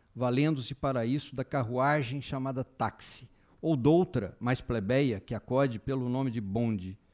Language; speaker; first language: Portuguese; native; Portuguese